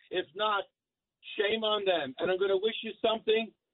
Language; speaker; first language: English; early bilingual, other home language; Italian